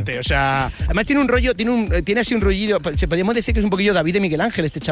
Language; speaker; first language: Spanish; native; Spanish